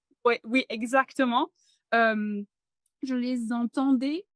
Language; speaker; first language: French; non-native, fluent; English